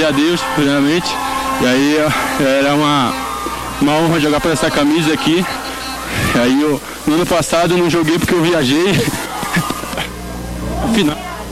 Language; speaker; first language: Portuguese; native; Portuguese